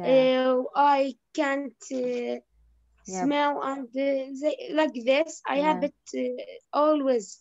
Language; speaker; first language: English; non-native, learner; Arabic